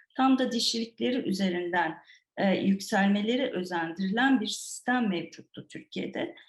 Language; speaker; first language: Turkish; non-native, fluent; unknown